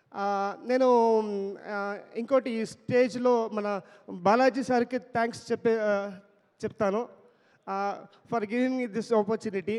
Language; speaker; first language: Telugu; non-native, local second language; Kannada